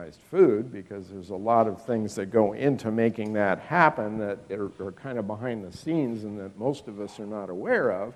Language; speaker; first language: English; native; English